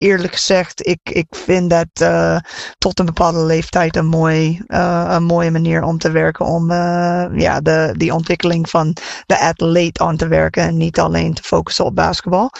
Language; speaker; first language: Dutch; non-native, fluent; English